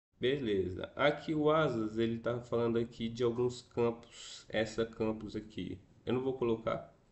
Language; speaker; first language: Portuguese; native; Portuguese